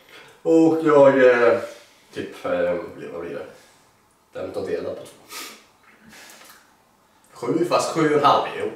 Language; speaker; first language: Swedish; native; Swedish